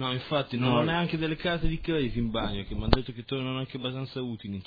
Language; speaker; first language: Italian; native; Italian